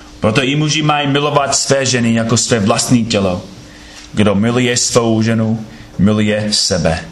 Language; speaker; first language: Czech; non-native, fluent; English